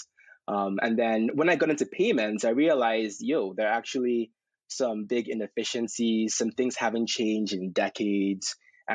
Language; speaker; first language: English; non-native, local second language; Yoruba